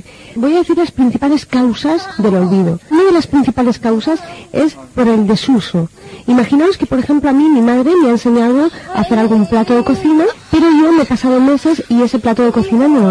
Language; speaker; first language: Spanish; native; Spanish